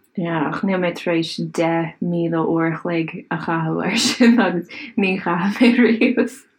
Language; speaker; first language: Irish; native; Irish